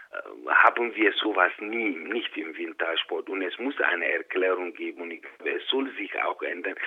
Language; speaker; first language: German; non-native, fluent; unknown